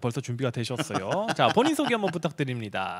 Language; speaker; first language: Korean; native; Korean